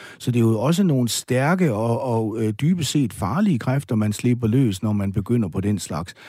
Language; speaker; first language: Danish; native; Danish